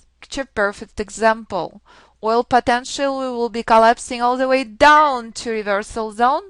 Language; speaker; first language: English; non-native, fluent; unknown